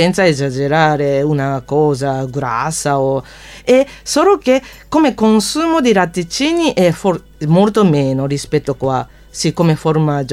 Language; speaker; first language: Italian; non-native, fluent; Japanese